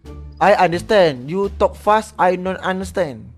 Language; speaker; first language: English; non-native, learner; Malay